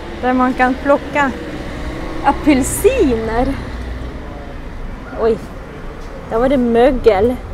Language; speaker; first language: Swedish; non-native, fluent; Russian